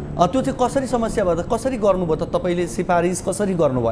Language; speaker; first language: Nepali; native; Nepali